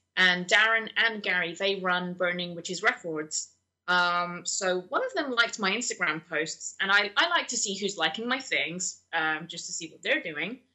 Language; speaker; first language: English; native; English